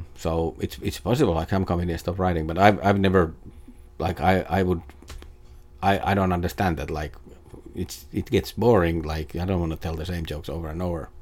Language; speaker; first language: English; non-native, fluent; Finnish